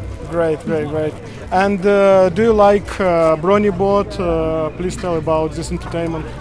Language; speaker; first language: English; non-native, learner; Russian